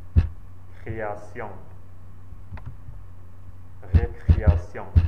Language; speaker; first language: French; non-native, learner; Central Kurdish